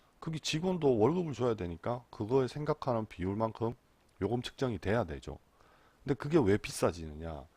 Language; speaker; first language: Korean; native; Korean